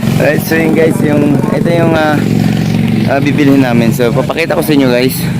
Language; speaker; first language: Filipino; native; Filipino